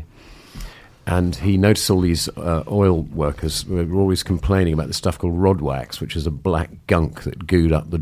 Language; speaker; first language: English; native; English